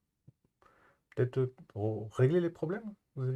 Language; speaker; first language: French; native; French